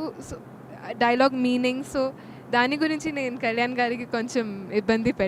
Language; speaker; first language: Telugu; non-native, fluent; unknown